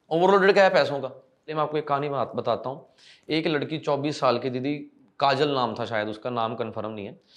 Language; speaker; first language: Hindi; non-native, local second language; Punjabi